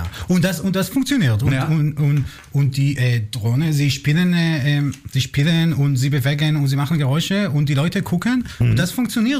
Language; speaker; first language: German; non-native, learner; Hebrew